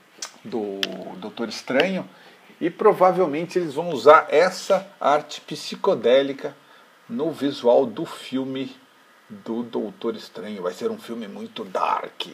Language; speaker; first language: Portuguese; native; Portuguese